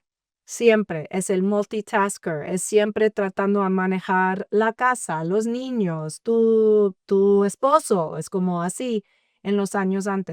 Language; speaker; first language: Spanish; early bilingual, heritage; English